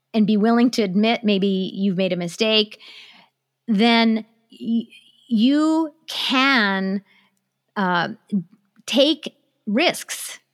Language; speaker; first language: English; native; English